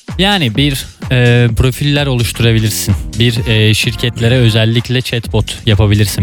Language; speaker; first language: Turkish; native; Turkish